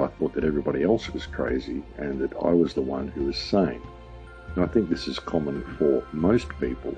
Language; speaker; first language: English; native; English